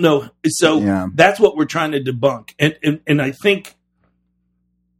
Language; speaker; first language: English; native; English